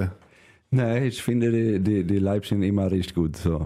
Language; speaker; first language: German; non-native, learner; Swedish